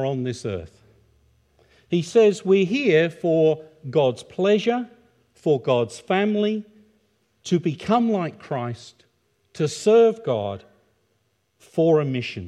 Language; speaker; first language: English; native; English